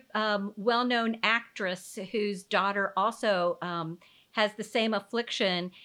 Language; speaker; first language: English; native; English